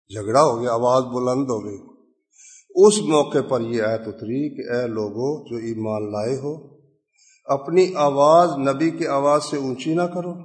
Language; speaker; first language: Urdu; non-native, local second language; Punjabi